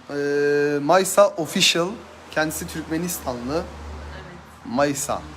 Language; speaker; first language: Turkish; native; Turkish